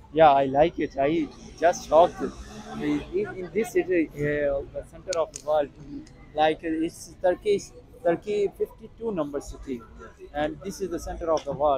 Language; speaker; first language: English; non-native, learner; Urdu